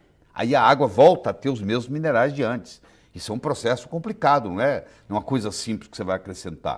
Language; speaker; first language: Portuguese; native; Portuguese